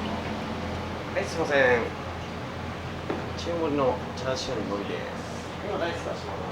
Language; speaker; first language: Japanese; native; Japanese